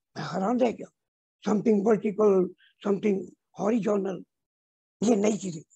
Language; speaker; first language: Hindi; non-native, local second language; Punjabi